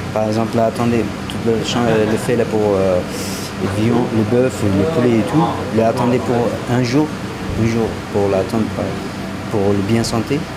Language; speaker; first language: French; non-native, learner; Turkish